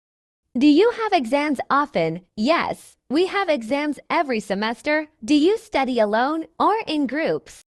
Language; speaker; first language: English; non-native, fluent; Burmese